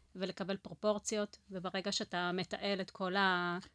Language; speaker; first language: Hebrew; non-native, fluent; Spanish